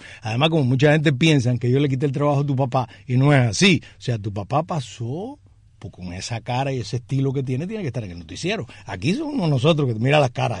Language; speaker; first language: Spanish; native; Spanish